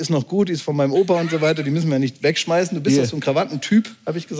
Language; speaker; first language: German; native; German